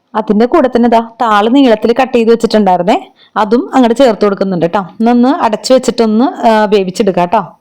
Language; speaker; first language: Malayalam; native; Malayalam